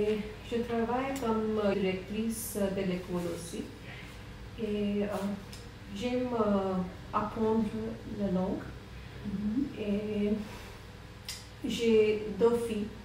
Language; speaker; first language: French; non-native, learner; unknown